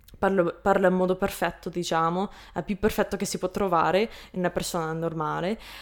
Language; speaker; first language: Italian; non-native, fluent; English